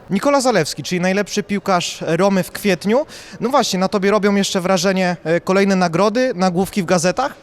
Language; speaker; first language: Polish; native; Polish